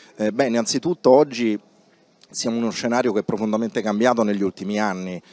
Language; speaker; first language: Italian; native; Italian